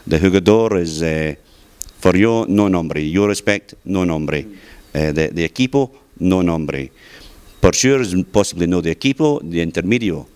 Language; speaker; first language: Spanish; non-native, learner; English